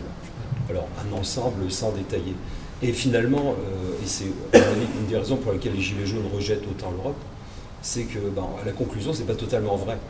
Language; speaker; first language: French; native; French